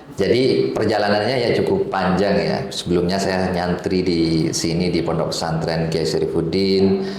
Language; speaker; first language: Indonesian; non-native, local second language; Madurese